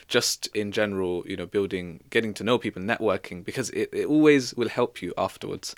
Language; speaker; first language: English; native; English